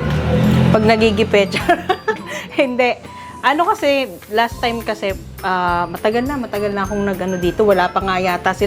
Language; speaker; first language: Filipino; native; Filipino